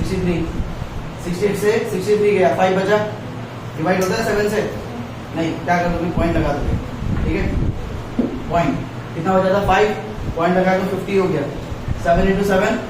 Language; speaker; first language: Hindi; native; Hindi